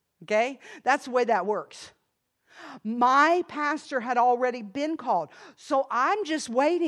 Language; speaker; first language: English; native; English